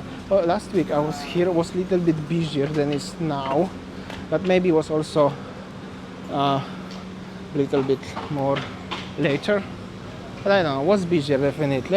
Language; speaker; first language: English; non-native, fluent; Polish